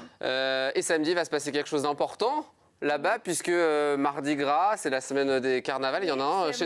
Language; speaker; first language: French; native; French